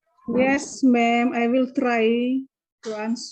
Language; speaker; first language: English; non-native, learner; Indonesian